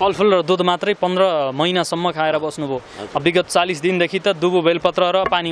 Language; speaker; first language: Nepali; native; Nepali